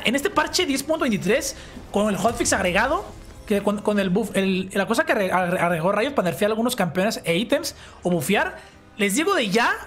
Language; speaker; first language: Spanish; native; Spanish